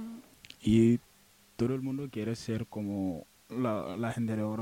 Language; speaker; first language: Spanish; non-native, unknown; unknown